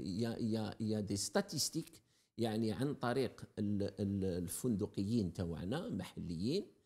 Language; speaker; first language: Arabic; native; Arabic